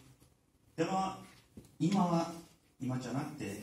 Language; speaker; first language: Japanese; non-native, learner; Turkish